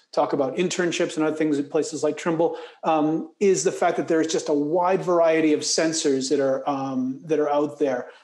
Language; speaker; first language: English; native; English